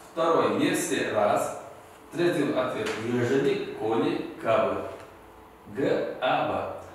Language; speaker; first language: Russian; non-native, local second language; Uzbek